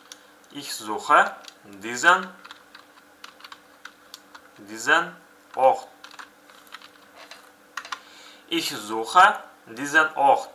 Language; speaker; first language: German; non-native, fluent; Uzbek